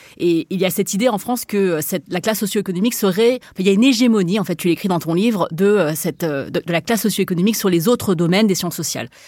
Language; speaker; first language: French; native; French